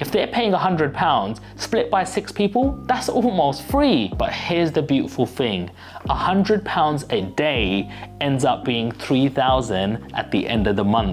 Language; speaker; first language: English; native; English